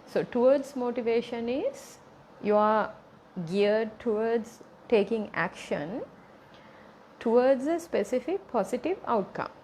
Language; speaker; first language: English; non-native, local second language; Sinhala